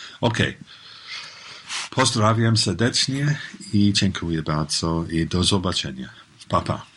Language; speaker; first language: Polish; non-native, learner; English